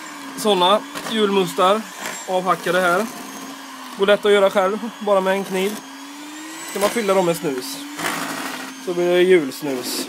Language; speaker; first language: Swedish; native; Swedish